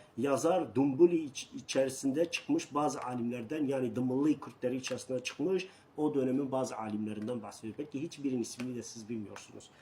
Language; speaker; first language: Turkish; non-native, local second language; Kurdish